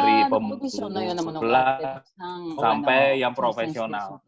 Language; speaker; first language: Indonesian; native; Indonesian